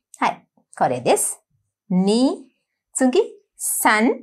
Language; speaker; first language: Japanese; non-native, learner; Sinhala